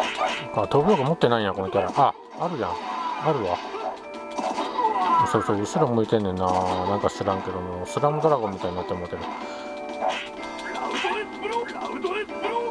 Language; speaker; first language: Japanese; native; Japanese